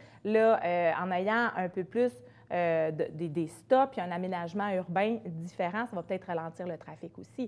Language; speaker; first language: French; native; French